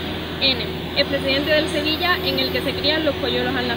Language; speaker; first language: Spanish; native; Spanish